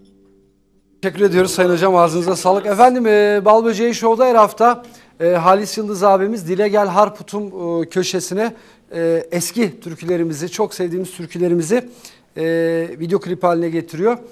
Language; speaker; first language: Turkish; native; Turkish